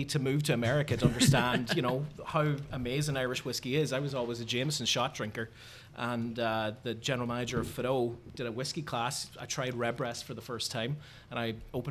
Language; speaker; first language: English; native; English